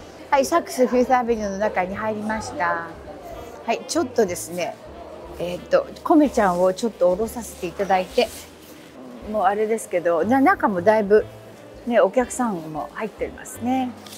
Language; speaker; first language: Japanese; native; Japanese